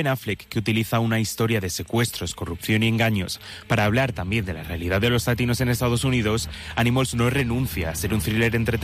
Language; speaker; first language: Spanish; native; Spanish